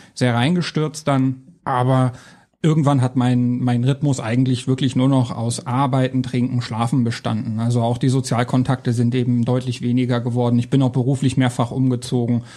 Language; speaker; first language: German; native; German